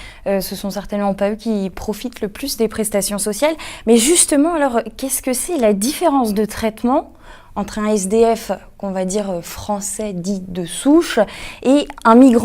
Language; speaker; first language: French; native; French